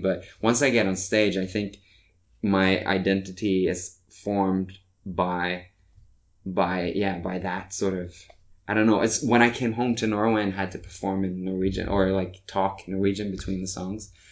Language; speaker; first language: English; non-native, fluent; Norwegian